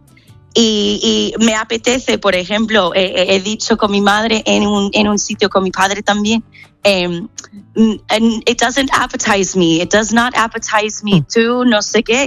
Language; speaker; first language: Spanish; non-native, fluent; English